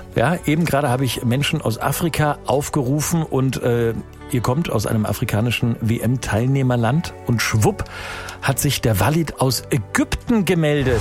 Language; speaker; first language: German; native; German